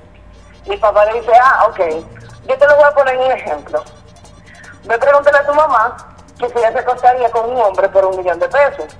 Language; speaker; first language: Spanish; native; Spanish